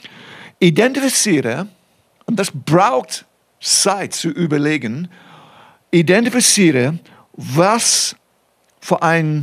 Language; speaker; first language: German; non-native, fluent; English